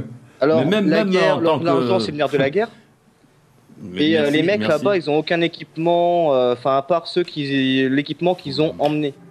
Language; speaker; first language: French; native; French